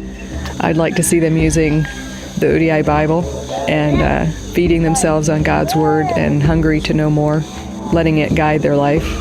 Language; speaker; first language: English; native; English